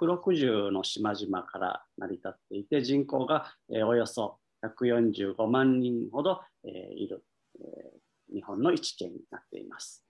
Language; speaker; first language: Japanese; native; Japanese